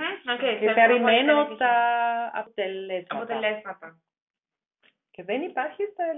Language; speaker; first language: Greek; non-native, fluent; German